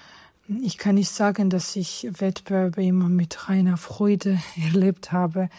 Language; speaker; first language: German; non-native, fluent; Georgian